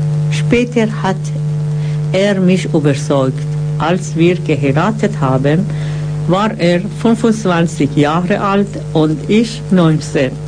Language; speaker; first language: German; non-native, fluent; Persian